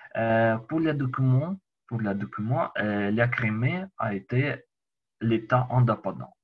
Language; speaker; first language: French; non-native, learner; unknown